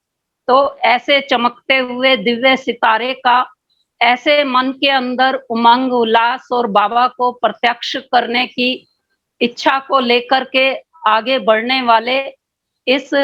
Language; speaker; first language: Hindi; native; Hindi